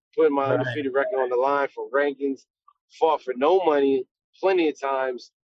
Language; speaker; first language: English; native; English